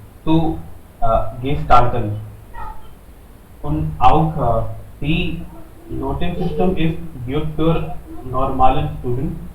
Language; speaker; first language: German; non-native, learner; Hindi